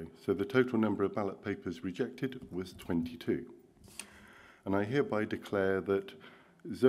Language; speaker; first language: English; native; English